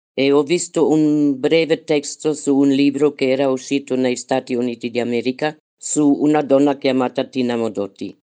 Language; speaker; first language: Italian; non-native, fluent; German